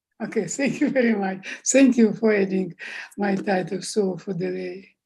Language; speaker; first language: English; non-native, fluent; Russian